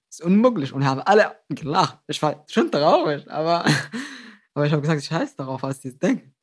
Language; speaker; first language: German; non-native, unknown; Somali